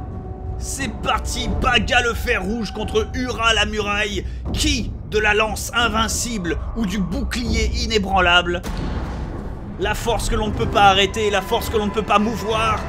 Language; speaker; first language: French; native; French